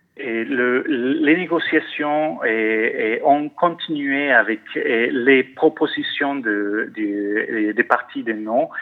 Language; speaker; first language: French; non-native, fluent; Spanish